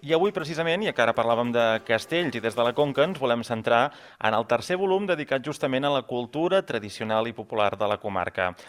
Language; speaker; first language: Catalan; native; Catalan